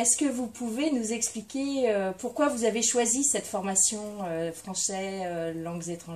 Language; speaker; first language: French; native; French